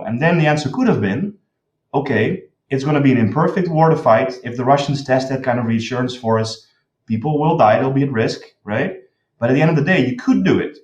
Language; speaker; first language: English; non-native, fluent; Dutch